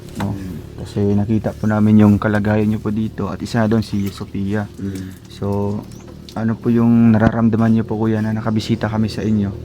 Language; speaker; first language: Filipino; non-native, local second language; Cebuano